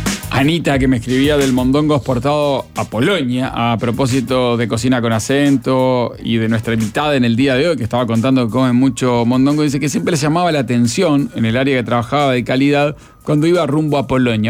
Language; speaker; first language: Spanish; native; Spanish